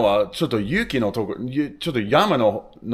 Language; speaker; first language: Japanese; non-native, learner; English